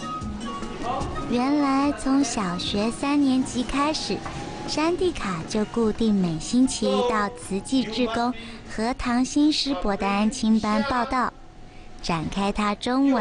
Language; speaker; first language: Chinese; native; Chinese